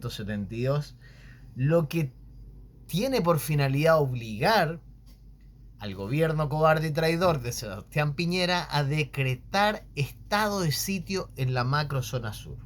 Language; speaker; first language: Spanish; native; Spanish